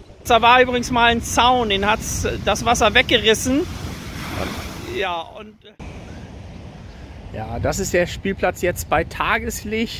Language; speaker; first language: German; native; German